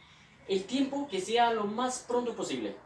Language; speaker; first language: Spanish; native; Spanish